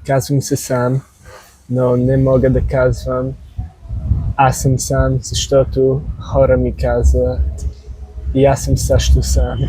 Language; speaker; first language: Bulgarian; non-native, learner; English